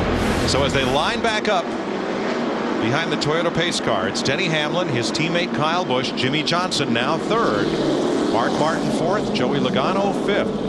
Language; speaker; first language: English; native; English